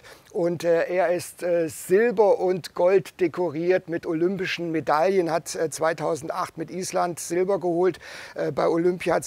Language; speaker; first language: German; native; German